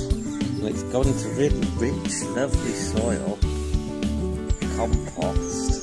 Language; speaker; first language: English; native; English